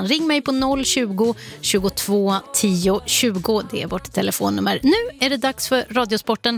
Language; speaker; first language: Swedish; native; Swedish